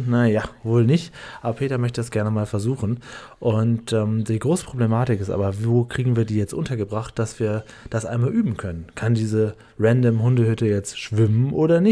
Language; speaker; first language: German; native; German